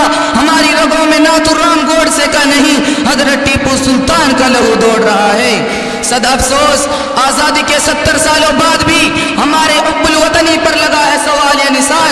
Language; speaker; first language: Urdu; native; Urdu